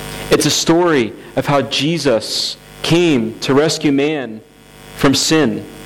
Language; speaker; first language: English; native; English